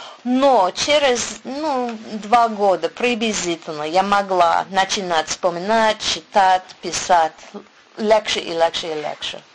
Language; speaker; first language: Russian; non-native, learner; English